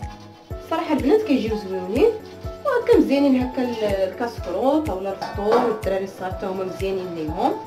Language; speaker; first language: Arabic; native; Arabic